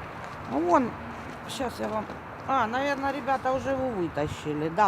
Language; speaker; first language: Russian; native; Russian